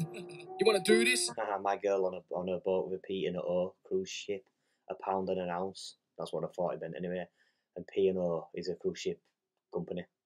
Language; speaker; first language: English; native; English